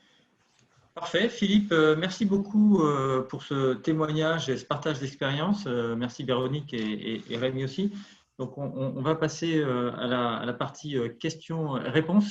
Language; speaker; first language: French; native; French